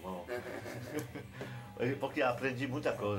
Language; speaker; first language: Portuguese; non-native, learner; French